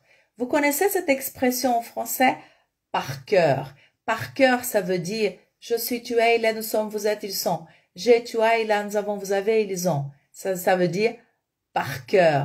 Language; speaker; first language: French; non-native, fluent; Portuguese